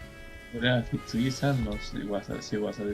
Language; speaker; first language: Japanese; non-native, fluent; Spanish